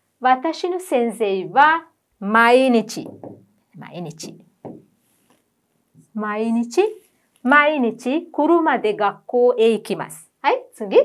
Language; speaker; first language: Japanese; non-native, fluent; Sinhala